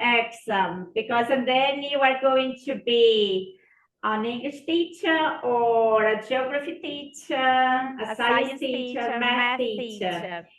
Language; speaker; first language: English; non-native, fluent; Portuguese